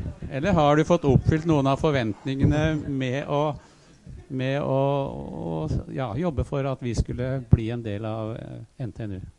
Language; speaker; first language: Norwegian; native; Norwegian